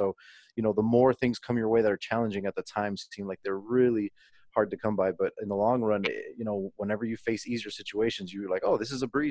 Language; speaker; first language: English; native; English